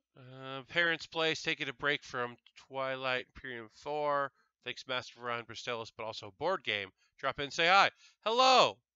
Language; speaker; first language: English; native; English